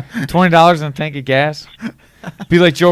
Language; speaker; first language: English; native; English